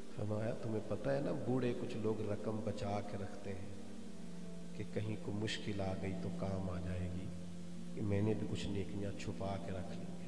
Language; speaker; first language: Urdu; non-native, local second language; Punjabi